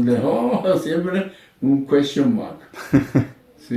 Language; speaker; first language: Spanish; non-native, learner; Japanese